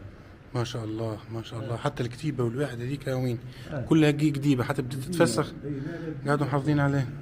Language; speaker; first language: Arabic; native; Arabic